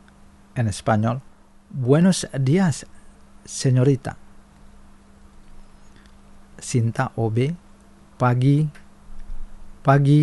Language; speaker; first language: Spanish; non-native, fluent; Indonesian